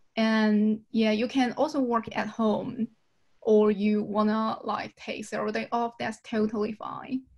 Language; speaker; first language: English; non-native, fluent; Chinese